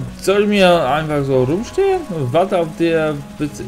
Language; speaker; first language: German; non-native, fluent; Polish